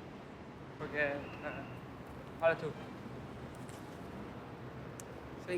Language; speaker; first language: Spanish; non-native, learner; English